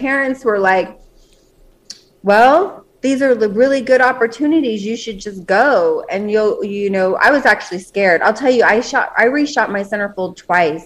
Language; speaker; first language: English; native; English